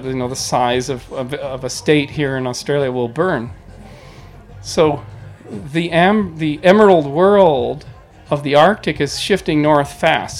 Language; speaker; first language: English; native; English